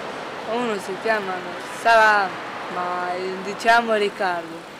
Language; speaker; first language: Italian; non-native, learner; Romanian